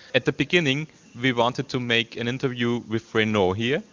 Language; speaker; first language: English; non-native, fluent; German